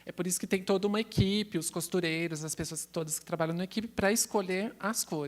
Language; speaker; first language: Portuguese; native; Portuguese